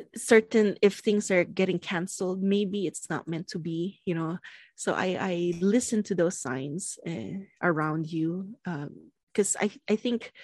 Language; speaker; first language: English; non-native, local second language; Filipino